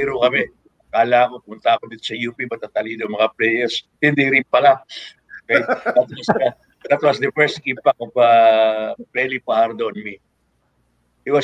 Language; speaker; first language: English; non-native, local second language; Filipino